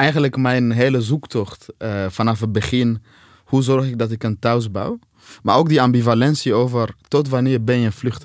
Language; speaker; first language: Dutch; non-native, fluent; Swahili